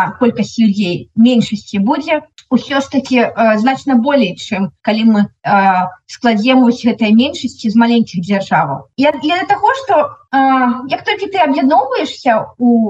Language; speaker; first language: Belarusian; non-native, local second language; Russian